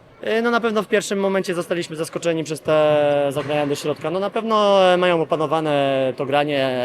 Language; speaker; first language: Polish; native; Polish